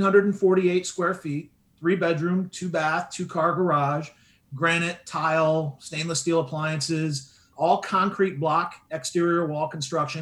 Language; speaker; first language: English; native; English